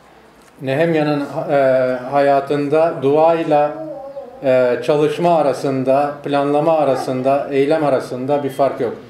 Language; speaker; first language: Turkish; native; Turkish